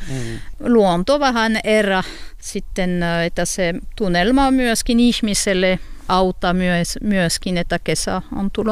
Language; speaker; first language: Finnish; non-native, learner; French